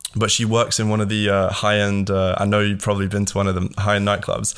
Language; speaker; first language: English; early bilingual, other home language; Latvian